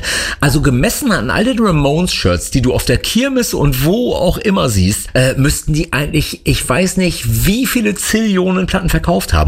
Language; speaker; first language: German; native; German